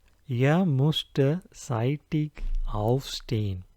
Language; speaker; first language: German; non-native, fluent; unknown